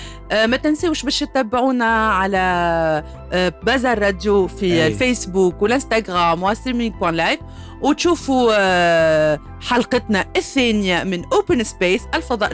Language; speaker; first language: Arabic; native; Arabic